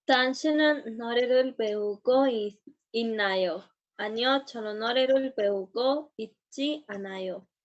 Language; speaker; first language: Korean; non-native, learner; Spanish